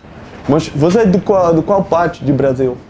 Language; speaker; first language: Portuguese; non-native, learner; Dutch